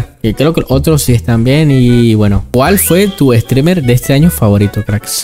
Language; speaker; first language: Spanish; native; Spanish